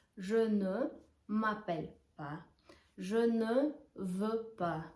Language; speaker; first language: French; non-native, fluent; Ukrainian